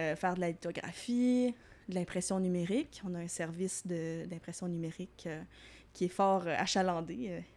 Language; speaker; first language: French; native; French